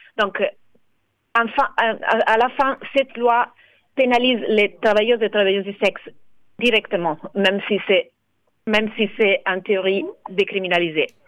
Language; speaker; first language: French; non-native, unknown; Italian